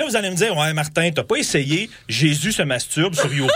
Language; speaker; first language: French; native; French